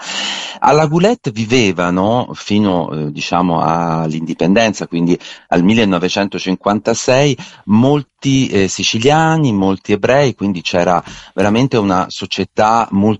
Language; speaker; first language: Italian; native; Italian